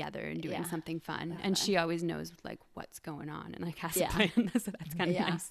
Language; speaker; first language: English; native; English